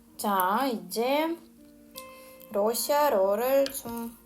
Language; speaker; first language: Korean; non-native, fluent; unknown